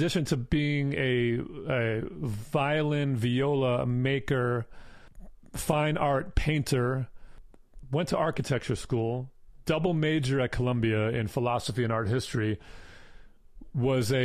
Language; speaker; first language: English; native; English